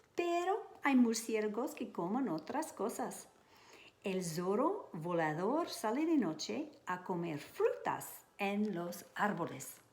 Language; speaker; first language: Spanish; non-native, learner; English